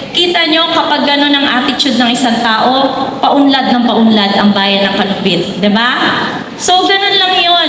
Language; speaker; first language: Filipino; native; Filipino